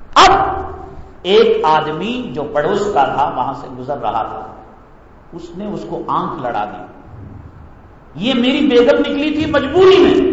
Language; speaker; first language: Urdu; native; Urdu